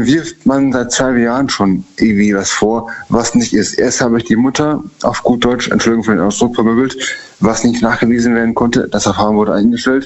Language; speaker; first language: German; native; German